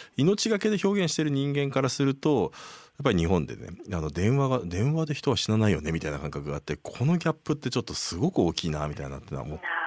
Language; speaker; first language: Japanese; native; Japanese